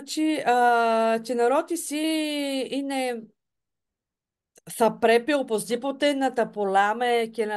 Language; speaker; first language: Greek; non-native, fluent; Bulgarian